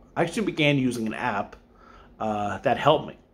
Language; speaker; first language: English; native; English